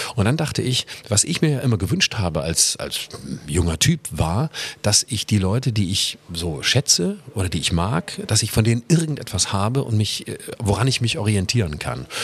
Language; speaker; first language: German; native; German